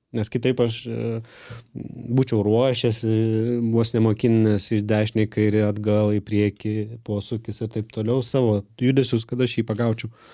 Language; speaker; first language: Lithuanian; non-native, local second language; Russian